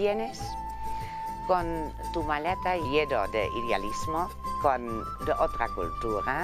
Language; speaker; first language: Spanish; non-native, fluent; Dutch